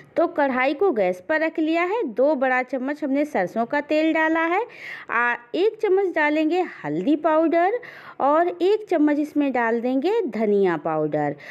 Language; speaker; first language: Hindi; native; Hindi